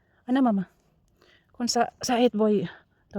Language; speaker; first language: Finnish; non-native, learner; Bikol